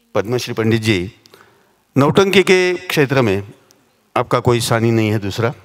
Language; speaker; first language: Hindi; non-native, local second language; Marathi